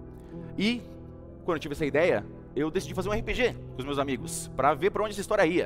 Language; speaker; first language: Portuguese; native; Portuguese